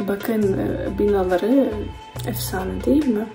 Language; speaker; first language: Turkish; non-native, learner; Ukrainian